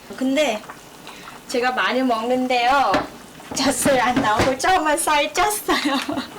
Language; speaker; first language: Korean; non-native, fluent; Vietnamese